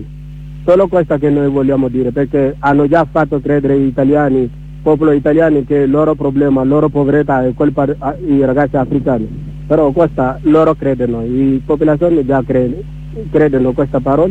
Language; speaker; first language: Italian; non-native, learner; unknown